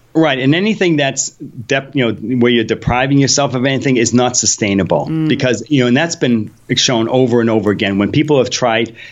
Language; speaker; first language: English; early bilingual, other home language; Polish